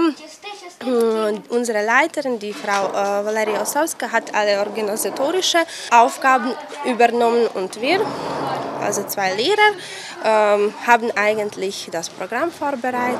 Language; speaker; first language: German; non-native, fluent; Ukrainian